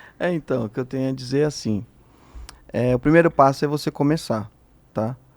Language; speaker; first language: Portuguese; native; Portuguese